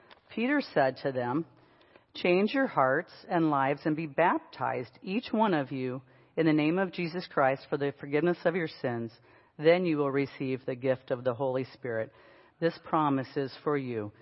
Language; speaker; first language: English; native; English